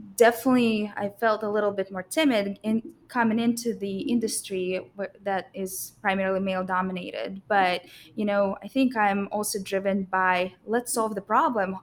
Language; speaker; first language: English; non-native, fluent; Russian